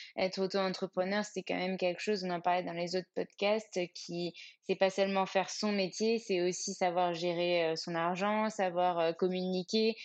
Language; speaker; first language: French; native; French